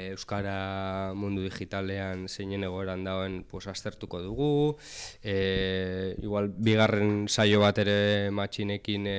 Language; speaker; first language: Basque; native; Basque